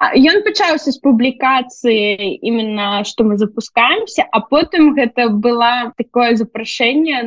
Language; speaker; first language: Belarusian; native; Belarusian